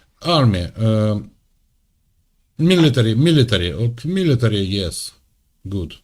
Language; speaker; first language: English; non-native, learner; Ukrainian